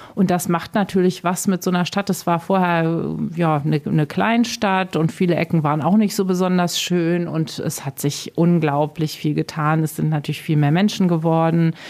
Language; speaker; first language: German; native; German